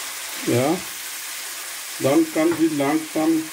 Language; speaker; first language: German; non-native, learner; Urdu